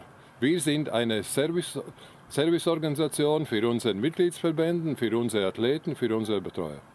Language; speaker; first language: German; non-native, learner; Latvian